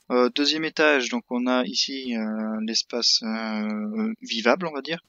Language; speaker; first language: French; native; French